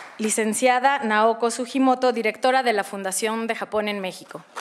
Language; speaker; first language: Spanish; native; Spanish